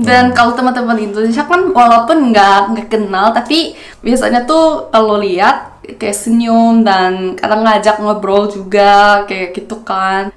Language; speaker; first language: Indonesian; non-native, fluent; Korean